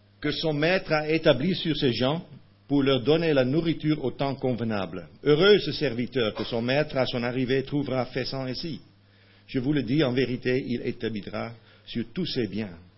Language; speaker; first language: French; non-native, fluent; Dutch